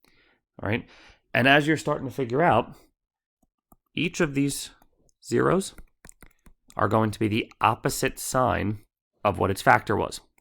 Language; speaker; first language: English; native; English